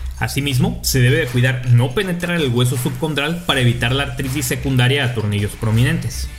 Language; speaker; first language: Spanish; native; Spanish